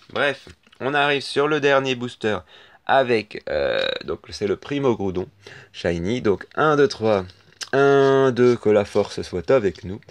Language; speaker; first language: French; native; French